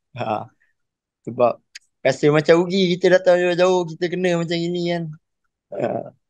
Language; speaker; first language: Malay; native; Malay